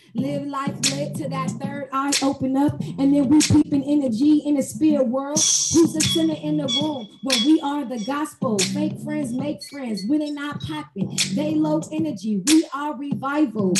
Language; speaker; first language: English; native; English